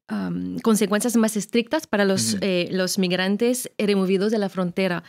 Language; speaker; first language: Spanish; non-native, fluent; French